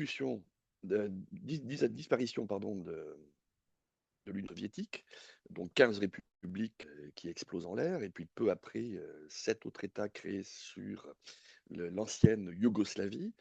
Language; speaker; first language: French; native; French